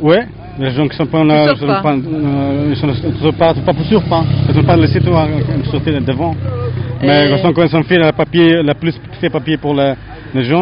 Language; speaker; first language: French; non-native, learner; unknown